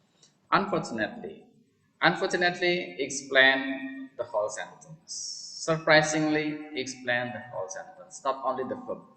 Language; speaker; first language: English; non-native, fluent; Indonesian